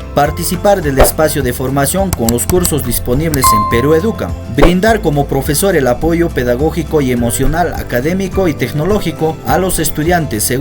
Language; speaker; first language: Spanish; native; Spanish